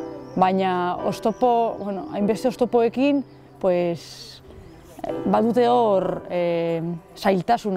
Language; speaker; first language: Basque; non-native, local second language; Spanish